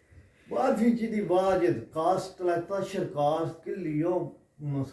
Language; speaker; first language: Arabic; non-native, learner; Urdu